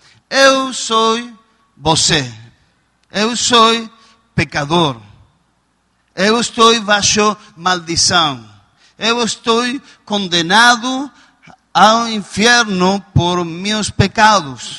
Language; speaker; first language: Portuguese; non-native, learner; Spanish